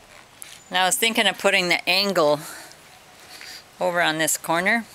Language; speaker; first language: English; native; English